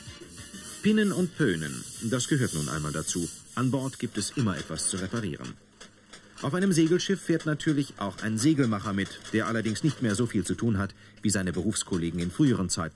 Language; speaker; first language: German; native; German